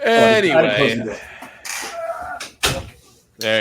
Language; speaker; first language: English; native; English